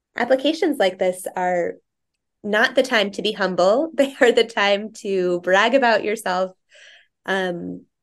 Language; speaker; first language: English; native; English